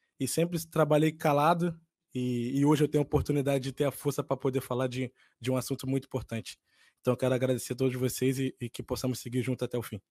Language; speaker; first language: Portuguese; native; Portuguese